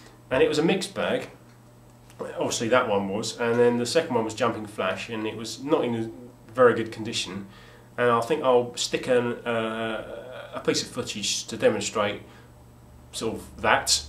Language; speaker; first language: English; native; English